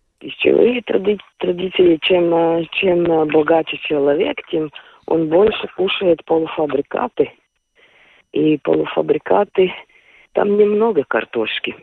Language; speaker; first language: Russian; non-native, local second language; Latvian